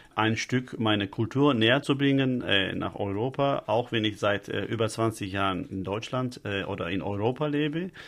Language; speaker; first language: German; non-native, fluent; Turkish